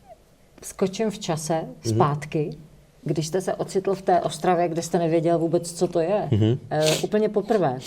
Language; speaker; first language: Czech; native; Czech